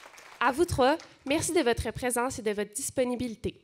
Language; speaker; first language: French; native; French